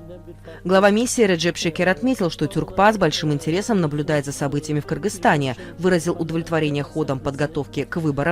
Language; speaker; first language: Russian; native; Russian